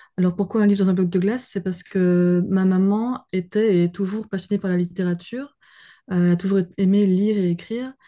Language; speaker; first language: French; native; French